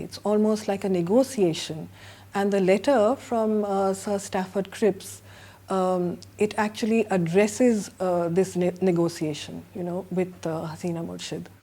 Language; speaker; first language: English; non-native, local second language; Bangla